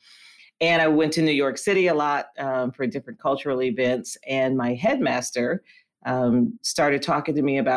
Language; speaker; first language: English; native; English